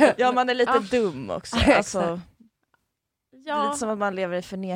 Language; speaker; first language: Swedish; native; Swedish